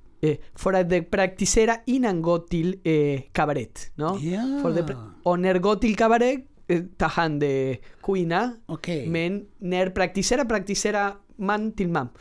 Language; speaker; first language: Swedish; non-native, learner; Spanish